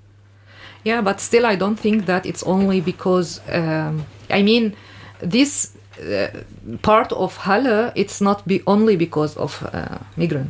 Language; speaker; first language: English; non-native, fluent; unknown